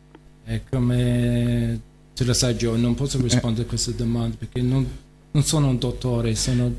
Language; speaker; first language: Italian; non-native, learner; English